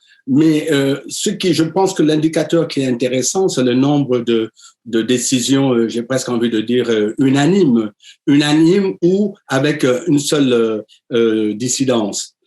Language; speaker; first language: French; native; French